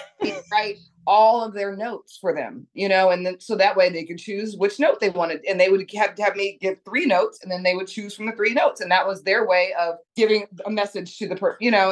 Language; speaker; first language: English; native; English